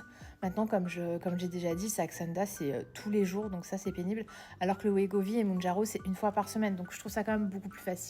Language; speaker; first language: French; native; French